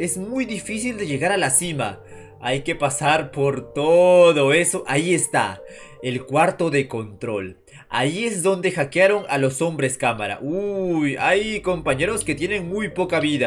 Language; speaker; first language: Spanish; native; Spanish